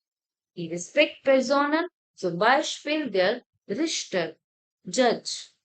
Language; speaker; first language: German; non-native, fluent; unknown